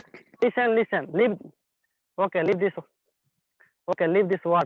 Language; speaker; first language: English; non-native, learner; Hindi